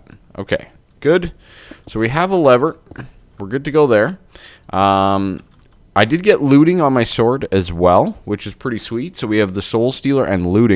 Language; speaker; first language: English; native; English